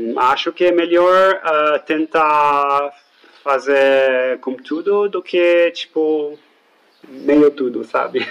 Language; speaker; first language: Portuguese; non-native, fluent; French